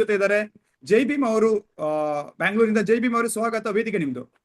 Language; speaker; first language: Kannada; native; Kannada